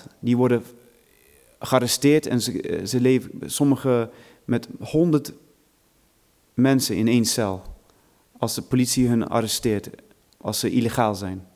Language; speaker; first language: Dutch; non-native, fluent; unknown